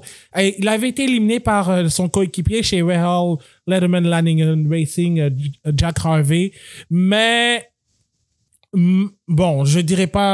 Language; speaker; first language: French; native; French